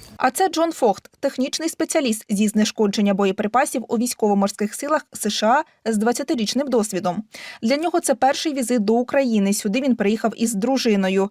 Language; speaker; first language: Ukrainian; native; Ukrainian